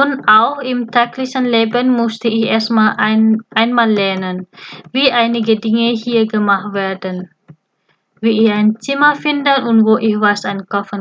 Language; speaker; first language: German; non-native, fluent; Indonesian